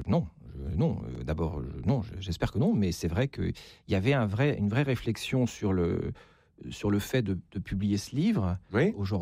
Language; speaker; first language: French; native; French